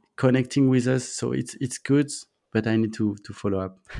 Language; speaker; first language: English; non-native, fluent; French